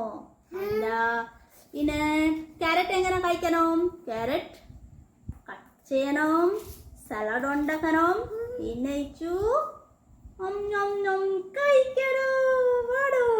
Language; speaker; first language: Malayalam; non-native, learner; Bangla